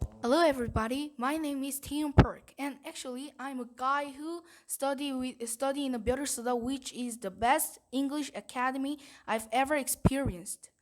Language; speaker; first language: English; non-native, learner; Korean